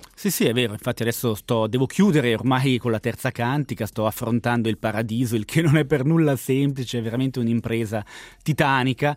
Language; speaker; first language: Italian; native; Italian